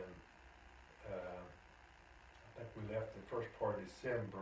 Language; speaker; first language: English; native; English